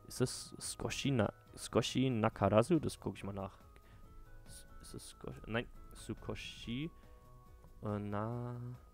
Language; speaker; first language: German; native; German